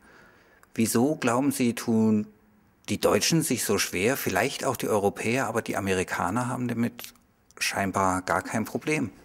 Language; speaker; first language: German; native; German